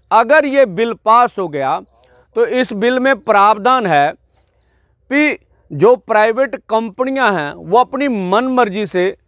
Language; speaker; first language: Hindi; non-native, local second language; Punjabi